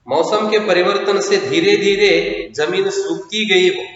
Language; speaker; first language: Hindi; non-native, local second language; Kannada